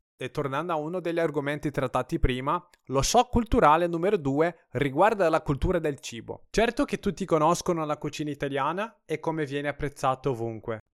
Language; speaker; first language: Italian; non-native, fluent; Portuguese